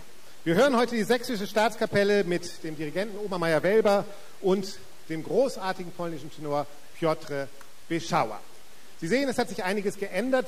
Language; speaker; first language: German; native; German